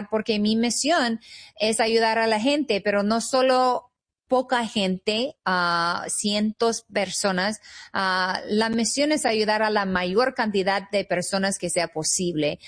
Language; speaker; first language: Spanish; non-native, fluent; English